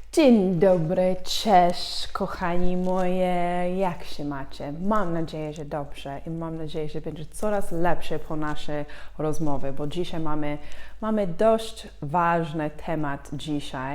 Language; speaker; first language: Polish; non-native, fluent; English